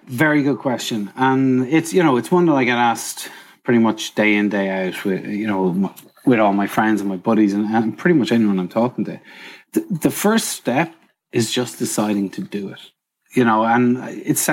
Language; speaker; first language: English; native; English